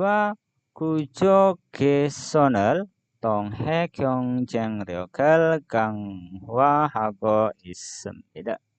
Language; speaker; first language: Korean; non-native, fluent; Indonesian